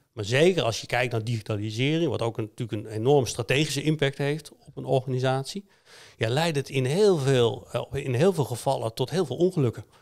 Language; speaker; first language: Dutch; native; Dutch